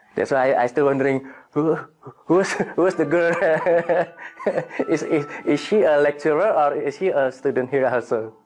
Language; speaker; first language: English; non-native, fluent; Indonesian